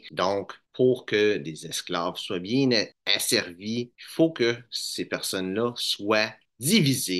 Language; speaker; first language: French; native; French